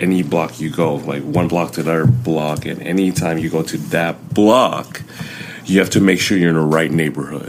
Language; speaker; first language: English; early bilingual, other home language; Vietnamese